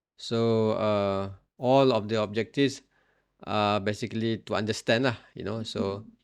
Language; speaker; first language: English; non-native, local second language; Malay